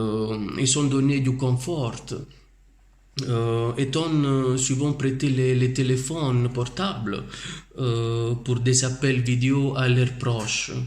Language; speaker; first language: French; non-native, learner; Italian